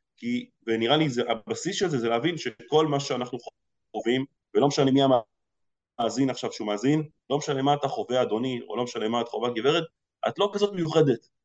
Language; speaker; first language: Hebrew; early bilingual, other home language; Russian